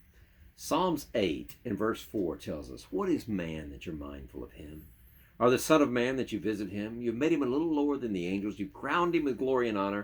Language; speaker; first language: English; native; English